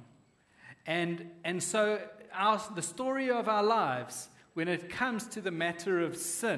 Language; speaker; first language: English; native; English